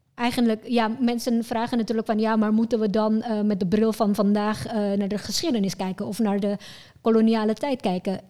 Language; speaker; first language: Dutch; non-native, fluent; Indonesian